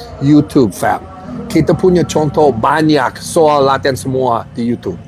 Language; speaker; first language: Indonesian; non-native, learner; English